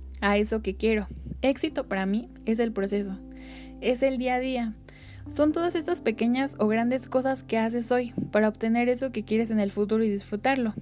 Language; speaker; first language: Spanish; native; Spanish